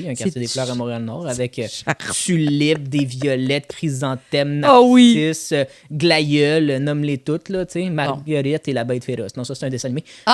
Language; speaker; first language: French; native; French